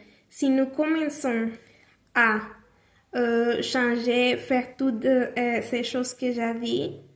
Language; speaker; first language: French; non-native, learner; Spanish